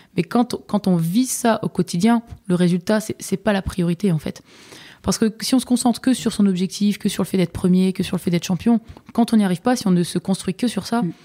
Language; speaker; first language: French; native; French